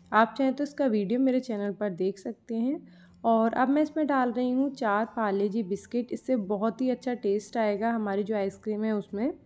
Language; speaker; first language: Hindi; native; Hindi